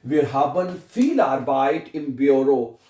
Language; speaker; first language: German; non-native, learner; Urdu